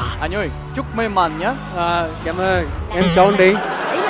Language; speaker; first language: Vietnamese; non-native, learner; Russian